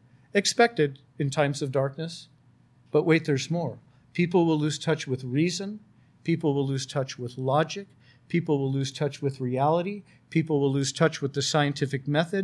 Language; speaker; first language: English; native; English